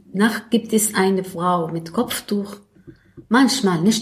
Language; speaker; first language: German; non-native, learner; Arabic